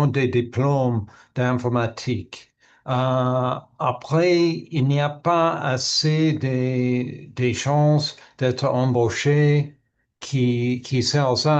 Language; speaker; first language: French; non-native, learner; English